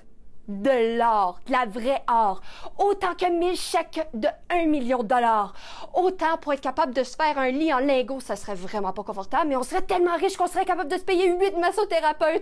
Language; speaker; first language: French; native; French